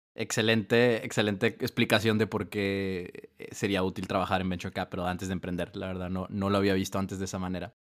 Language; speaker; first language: Spanish; native; Spanish